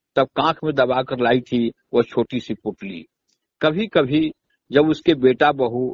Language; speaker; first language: Hindi; native; Hindi